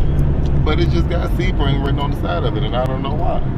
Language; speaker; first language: English; native; English